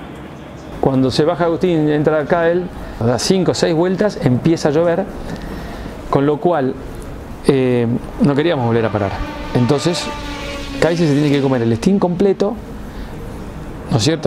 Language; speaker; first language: Spanish; native; Spanish